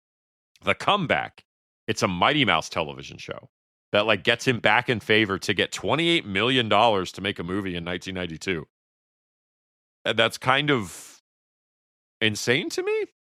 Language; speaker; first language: English; native; English